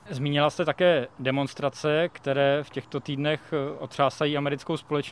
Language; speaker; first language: Czech; native; Czech